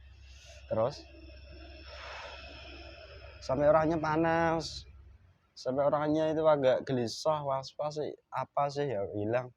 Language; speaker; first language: Indonesian; native; Indonesian